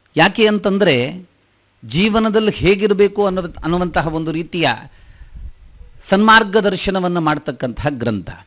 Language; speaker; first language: Kannada; non-native, local second language; Tulu